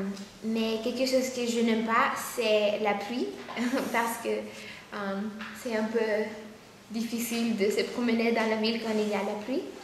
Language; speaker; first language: French; non-native, learner; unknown